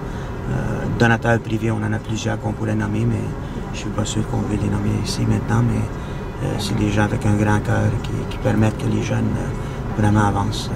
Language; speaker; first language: French; native; French